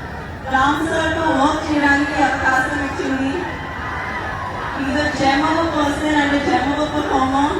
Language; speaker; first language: Telugu; non-native, learner; Hindi